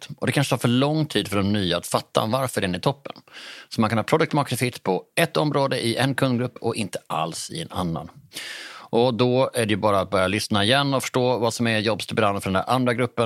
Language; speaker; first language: Swedish; native; Swedish